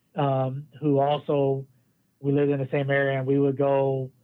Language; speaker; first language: English; native; English